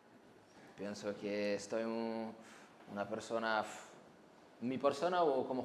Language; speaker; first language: Spanish; non-native, fluent; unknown